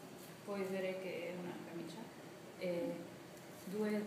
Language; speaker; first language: Italian; non-native, learner; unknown